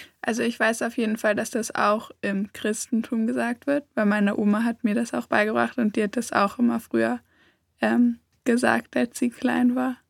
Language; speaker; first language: German; native; German